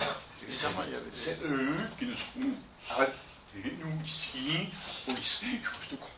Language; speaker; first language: French; native; French